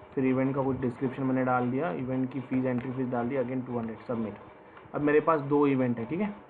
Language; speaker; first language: Hindi; non-native, local second language; Marathi